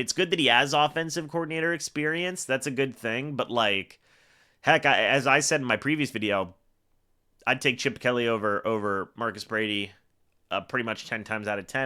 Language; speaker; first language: English; native; English